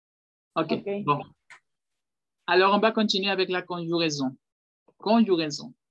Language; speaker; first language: French; non-native, fluent; Spanish